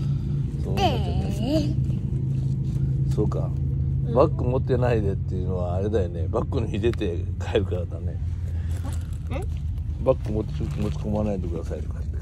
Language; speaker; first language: Japanese; native; Japanese